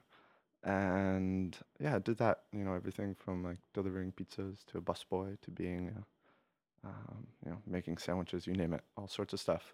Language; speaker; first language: English; native; English